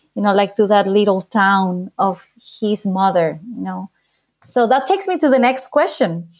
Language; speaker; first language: English; non-native, fluent; Spanish